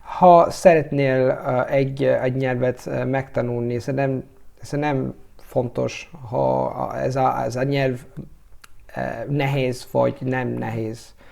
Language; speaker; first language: Hungarian; non-native, learner; Italian